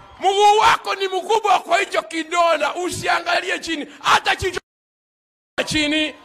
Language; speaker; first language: Swahili; native; Swahili